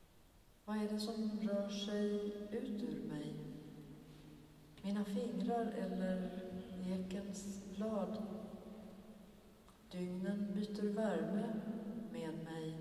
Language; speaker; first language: Swedish; native; Swedish